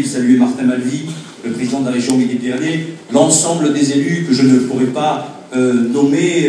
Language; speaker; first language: French; native; French